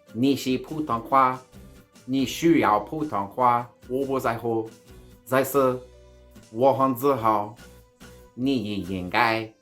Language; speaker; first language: Chinese; non-native, learner; English